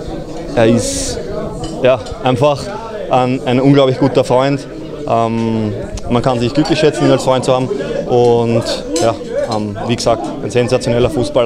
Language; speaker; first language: German; native; German